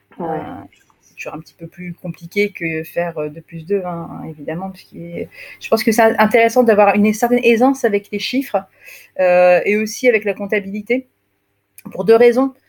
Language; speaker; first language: French; native; French